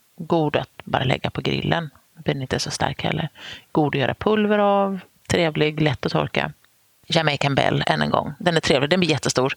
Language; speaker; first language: Swedish; native; Swedish